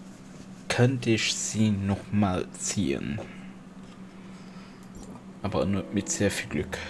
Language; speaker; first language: German; non-native, local second language; Luxembourgish